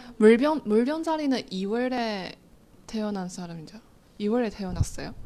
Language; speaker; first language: Korean; non-native, fluent; Chinese